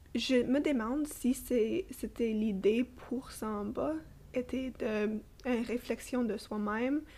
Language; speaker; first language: French; non-native, fluent; English